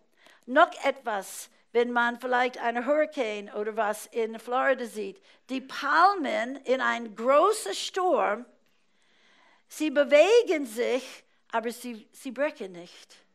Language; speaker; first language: German; non-native, fluent; English